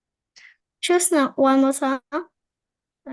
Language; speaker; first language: English; non-native, learner; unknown